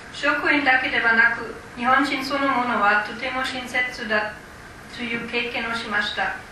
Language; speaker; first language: Japanese; non-native, fluent; German